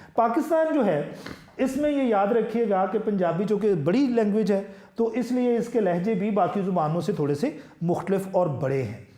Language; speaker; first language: Urdu; non-native, local second language; Punjabi